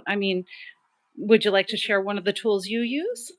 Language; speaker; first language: English; native; English